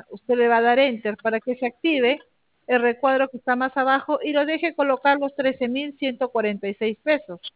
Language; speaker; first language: Spanish; native; Spanish